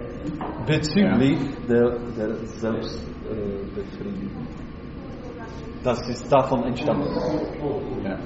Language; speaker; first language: German; non-native, learner; Slovak